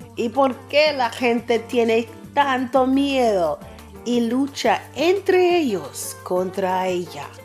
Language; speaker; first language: Spanish; non-native, fluent; English